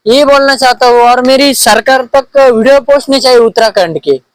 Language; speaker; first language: Hindi; non-native, local second language; Marathi